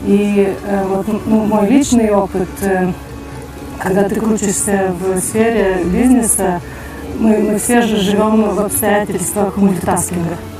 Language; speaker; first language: Russian; native; Russian